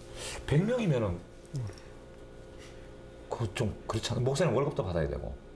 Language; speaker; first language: Korean; native; Korean